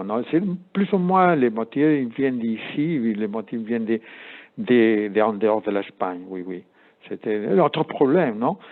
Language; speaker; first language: French; non-native, learner; Spanish